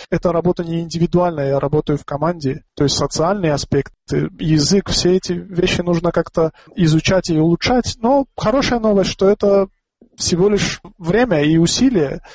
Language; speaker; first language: Russian; non-native, local second language; Tajik